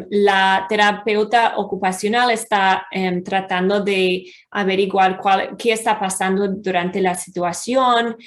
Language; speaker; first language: Spanish; non-native, fluent; English